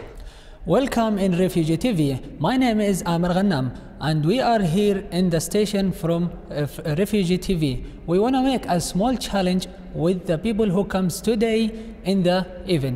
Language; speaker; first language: English; non-native, learner; Arabic